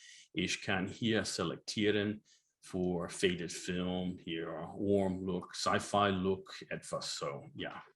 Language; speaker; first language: German; non-native, learner; English